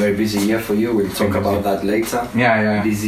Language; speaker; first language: English; non-native, fluent; Spanish